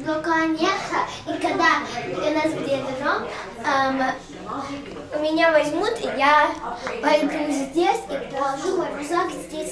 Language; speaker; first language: Russian; early bilingual, heritage; Russian